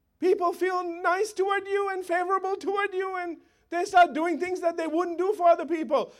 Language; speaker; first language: English; native; English